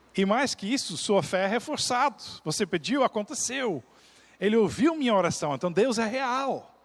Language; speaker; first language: Portuguese; non-native, fluent; Dutch